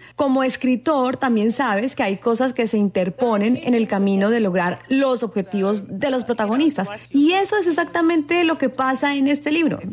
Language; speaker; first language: Spanish; non-native, fluent; English